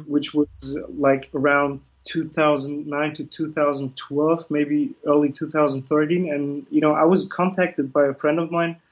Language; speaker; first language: English; early bilingual, other home language; Kurdish